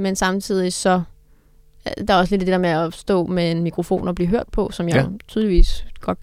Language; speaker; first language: Danish; native; Danish